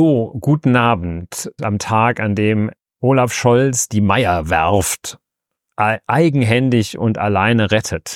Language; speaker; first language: German; native; German